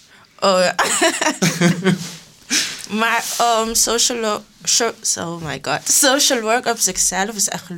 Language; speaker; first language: Dutch; non-native, local second language; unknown